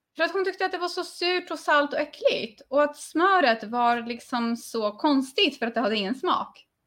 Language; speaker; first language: Swedish; early bilingual, other home language; Polish